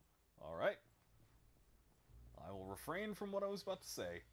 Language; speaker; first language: English; native; English